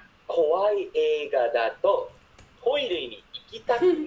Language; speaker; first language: Japanese; non-native, fluent; English